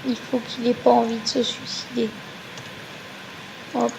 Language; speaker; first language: French; native; French